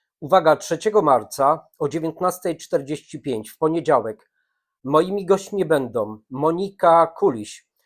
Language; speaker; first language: Polish; native; Polish